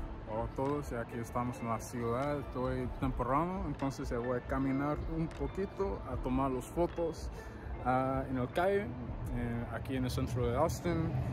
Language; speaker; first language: Spanish; non-native, learner; English